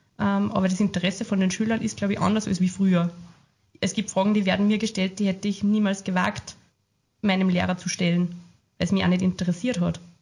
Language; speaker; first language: German; native; German